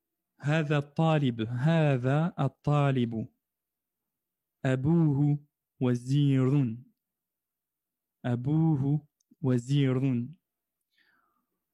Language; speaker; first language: Arabic; non-native, fluent; French